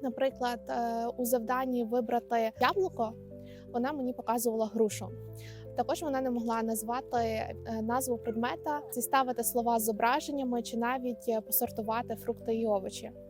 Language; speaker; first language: Ukrainian; native; Ukrainian